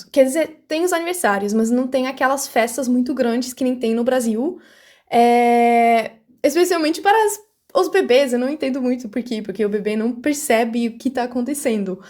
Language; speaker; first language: Portuguese; non-native, fluent; German